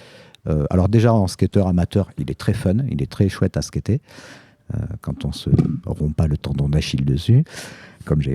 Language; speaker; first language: French; native; French